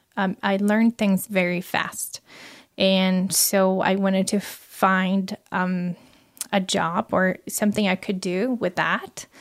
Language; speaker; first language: English; non-native, fluent; Portuguese